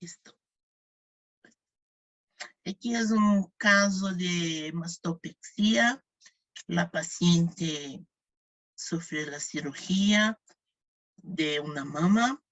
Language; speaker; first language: Spanish; non-native, fluent; Portuguese